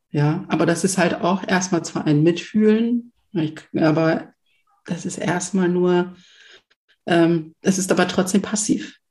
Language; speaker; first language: German; early bilingual, other home language; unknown